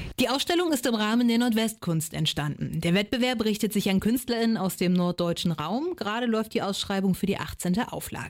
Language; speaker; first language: German; native; German